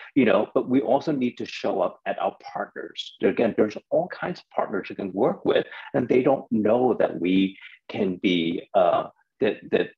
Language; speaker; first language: English; non-native, local second language; Cantonese